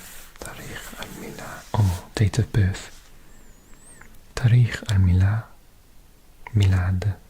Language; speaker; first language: Arabic; non-native, learner; English